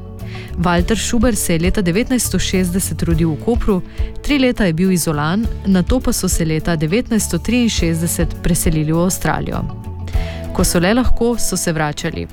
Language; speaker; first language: Slovenian; native; Slovenian